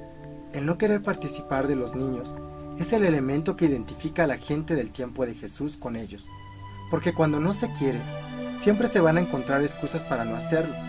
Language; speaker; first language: Spanish; native; Spanish